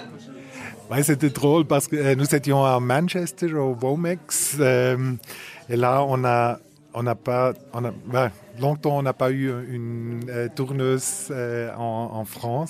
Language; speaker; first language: French; non-native, fluent; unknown